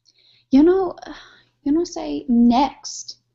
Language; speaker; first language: Spanish; non-native, learner; English